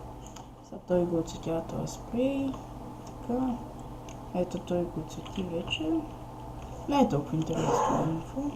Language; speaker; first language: Bulgarian; native; Bulgarian